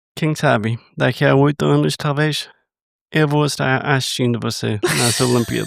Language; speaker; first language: Portuguese; non-native, fluent; English